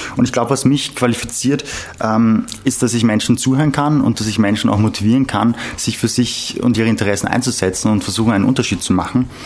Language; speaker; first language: German; native; German